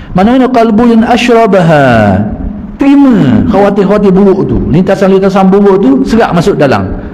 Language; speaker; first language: Malay; native; Malay